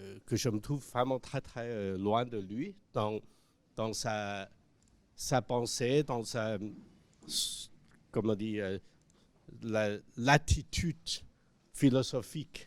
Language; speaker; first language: French; non-native, fluent; Chinese